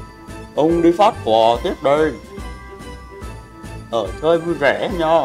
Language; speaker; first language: Vietnamese; native; Vietnamese